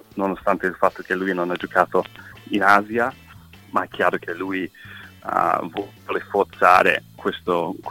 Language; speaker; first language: Italian; non-native, fluent; English